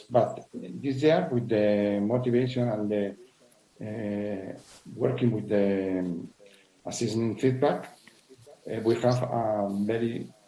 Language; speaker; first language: English; non-native, learner; Spanish